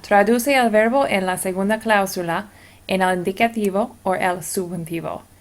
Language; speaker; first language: Spanish; non-native, fluent; English